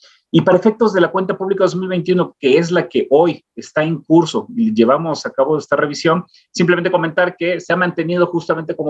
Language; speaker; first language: Spanish; native; Spanish